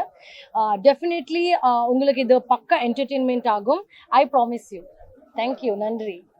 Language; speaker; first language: Tamil; non-native, learner; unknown